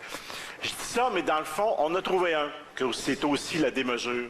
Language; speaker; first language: French; native; French